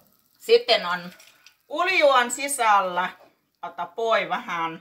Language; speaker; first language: Finnish; non-native, learner; Thai